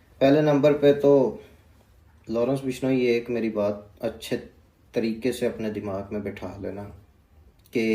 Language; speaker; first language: Urdu; non-native, local second language; Punjabi